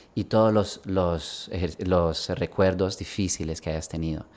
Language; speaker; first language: Spanish; early bilingual, other home language; Swedish